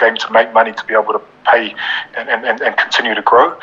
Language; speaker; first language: English; native; English